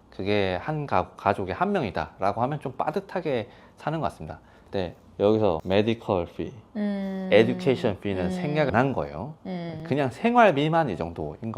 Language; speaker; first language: Korean; non-native, local second language; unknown